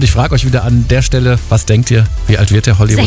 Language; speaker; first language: German; native; German